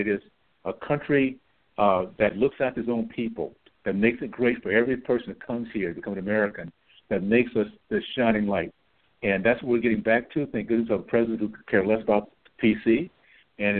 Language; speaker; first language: English; native; English